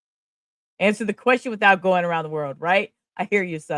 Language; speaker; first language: English; native; English